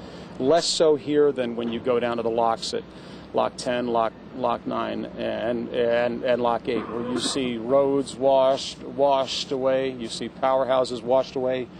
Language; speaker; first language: English; native; English